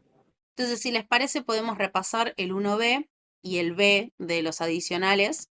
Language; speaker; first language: Spanish; native; Spanish